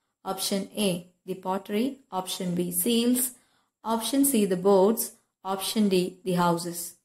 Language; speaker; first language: English; non-native, local second language; Malayalam